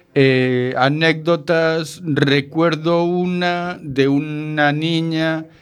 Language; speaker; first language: Spanish; native; Spanish